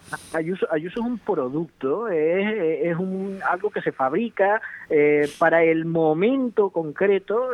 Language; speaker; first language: Spanish; native; Spanish